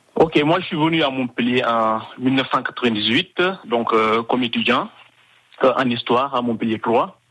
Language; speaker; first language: French; non-native, local second language; Wolof